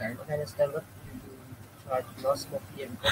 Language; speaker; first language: English; non-native, learner; Vietnamese